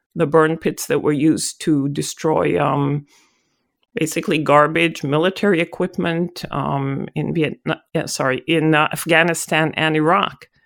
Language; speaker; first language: English; non-native, fluent; Hebrew